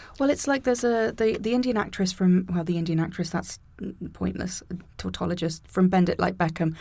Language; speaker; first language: English; native; English